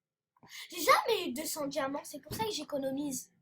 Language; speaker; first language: French; native; French